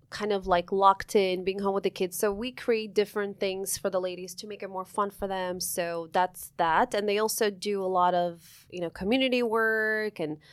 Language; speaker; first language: English; early bilingual, other home language; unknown